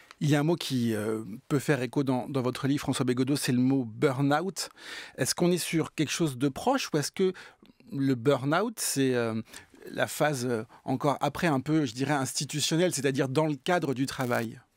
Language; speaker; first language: French; native; French